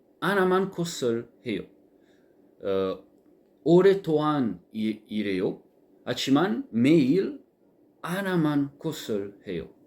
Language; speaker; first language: Korean; non-native, learner; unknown